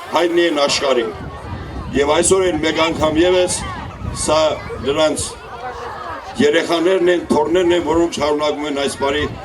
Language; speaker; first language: Armenian; native; Armenian